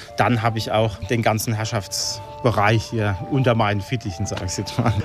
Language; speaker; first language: German; native; German